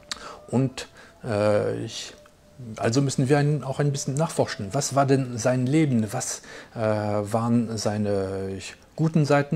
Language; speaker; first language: German; non-native, fluent; French